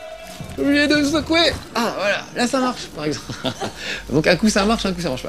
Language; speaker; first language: French; native; French